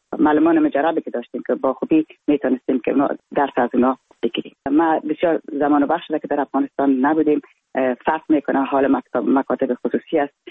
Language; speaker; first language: Persian; native; Persian